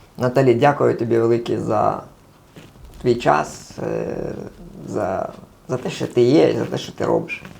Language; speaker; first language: Ukrainian; non-native, local second language; Russian